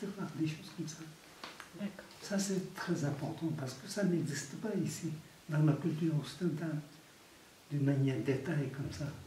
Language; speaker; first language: French; non-native, fluent; Tibetan